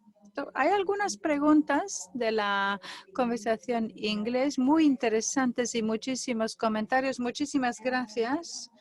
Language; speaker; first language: Spanish; non-native, fluent; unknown